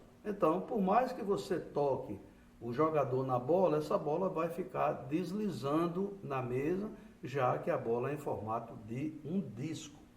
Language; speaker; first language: Portuguese; native; Portuguese